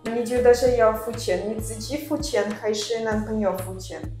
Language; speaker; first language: Chinese; non-native, fluent; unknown